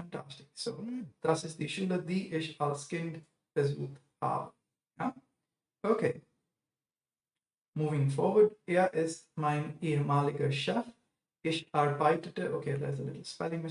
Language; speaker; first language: German; non-native, fluent; English